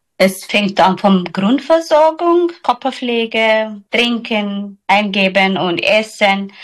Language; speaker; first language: German; non-native, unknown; Somali